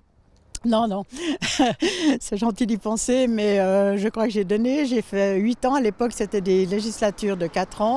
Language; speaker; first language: French; native; French